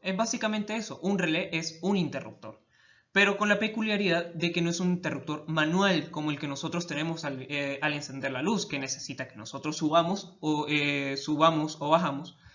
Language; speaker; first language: Spanish; native; Spanish